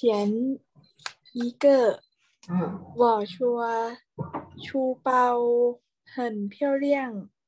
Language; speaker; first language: Chinese; non-native, learner; Thai